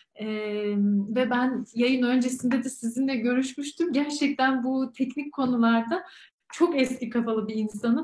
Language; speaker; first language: Turkish; native; Turkish